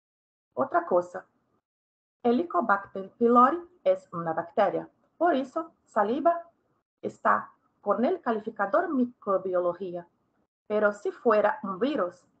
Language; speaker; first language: Spanish; non-native, fluent; Portuguese